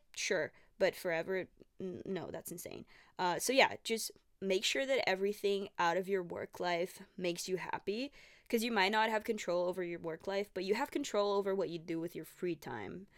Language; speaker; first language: English; non-native, fluent; Portuguese